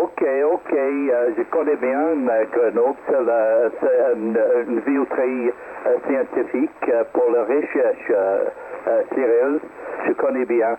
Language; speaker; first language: French; non-native, learner; English